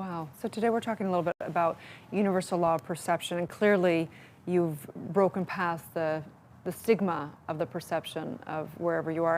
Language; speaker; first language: English; native; English